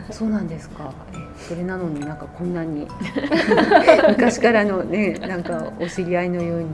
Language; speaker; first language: Japanese; native; Japanese